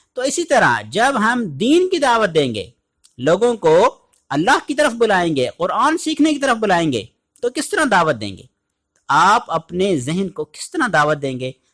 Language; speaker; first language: Urdu; native; Urdu